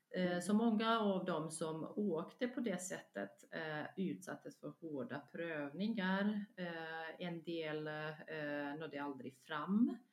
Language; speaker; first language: Swedish; non-native, fluent; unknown